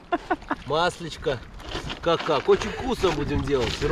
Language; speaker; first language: Russian; native; Russian